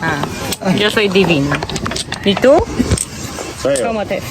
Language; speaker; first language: Spanish; non-native, learner; Polish